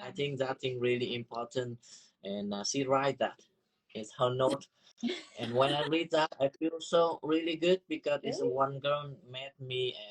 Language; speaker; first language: English; non-native, learner; Vietnamese